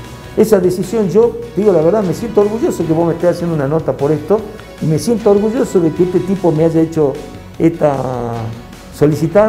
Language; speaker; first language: Spanish; native; Spanish